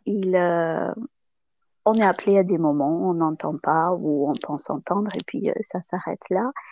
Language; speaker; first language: French; non-native, local second language; Malagasy